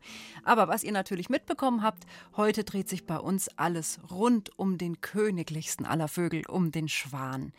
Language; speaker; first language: German; native; German